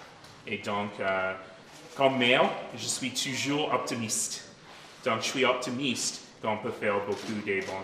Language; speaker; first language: French; non-native, local second language; English